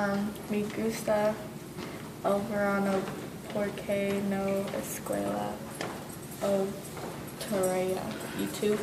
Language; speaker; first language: Spanish; non-native, learner; English